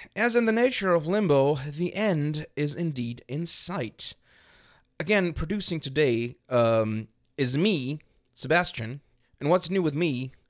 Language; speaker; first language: English; non-native, fluent; German